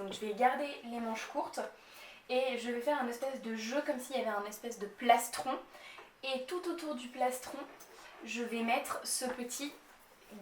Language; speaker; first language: French; native; French